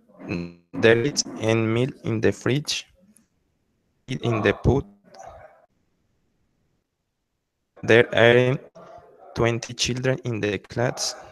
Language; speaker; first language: English; non-native, learner; Spanish